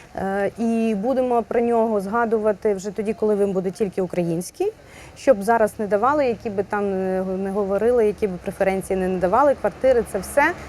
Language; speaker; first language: Ukrainian; non-native, local second language; Russian